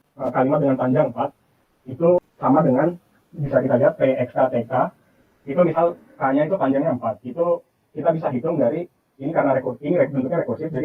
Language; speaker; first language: Indonesian; native; Indonesian